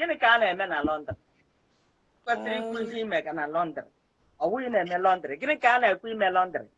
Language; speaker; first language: Igbo; native; Igbo